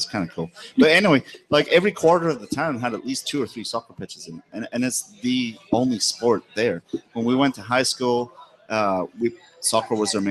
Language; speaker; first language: English; native; English